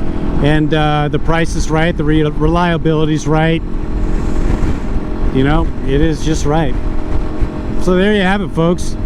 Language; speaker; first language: English; native; English